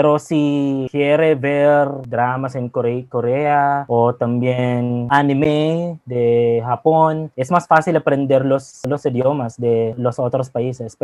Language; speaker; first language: Spanish; non-native, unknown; Filipino